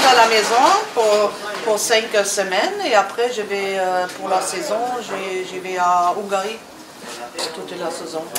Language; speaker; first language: French; non-native, learner; German